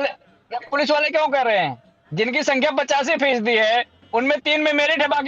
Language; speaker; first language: Hindi; native; Hindi